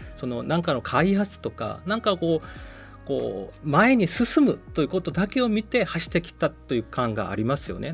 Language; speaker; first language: Japanese; non-native, fluent; Korean